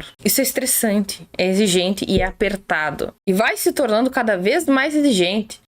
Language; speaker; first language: Portuguese; native; Portuguese